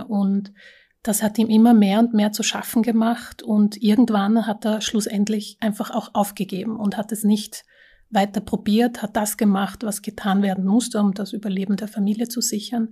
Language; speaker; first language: German; early bilingual, other home language; Slovak